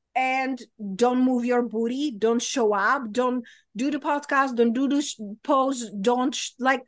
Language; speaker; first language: English; non-native, fluent; Czech